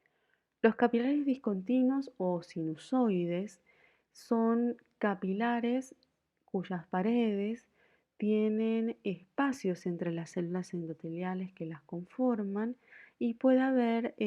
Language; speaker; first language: Spanish; native; Spanish